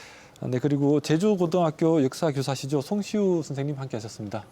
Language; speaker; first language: Korean; native; Korean